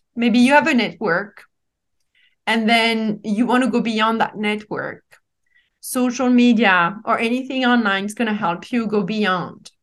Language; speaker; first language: English; non-native, fluent; French